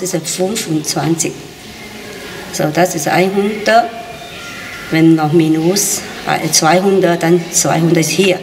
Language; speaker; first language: German; non-native, learner; Chinese